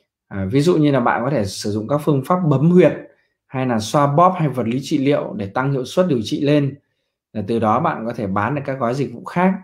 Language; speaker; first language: Vietnamese; native; Vietnamese